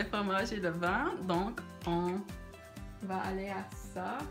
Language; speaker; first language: French; non-native, learner; English